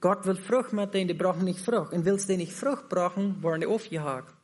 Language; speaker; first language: German; non-native, learner; Plautdietsch